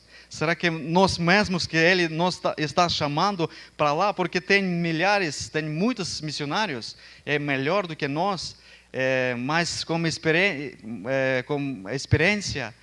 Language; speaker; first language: Portuguese; non-native, fluent; Ukrainian